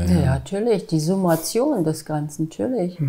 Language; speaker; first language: German; native; German